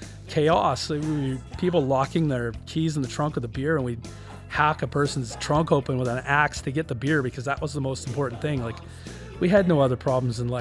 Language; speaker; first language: English; native; English